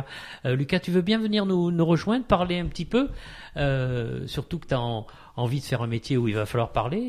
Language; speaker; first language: French; native; French